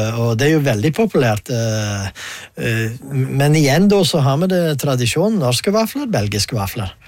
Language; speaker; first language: Norwegian; non-native, fluent; Dutch